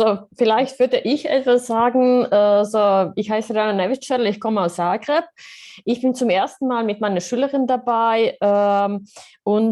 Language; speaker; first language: German; non-native, fluent; Croatian